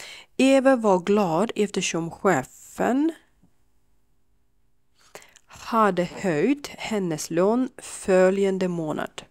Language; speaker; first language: Swedish; non-native, fluent; Ukrainian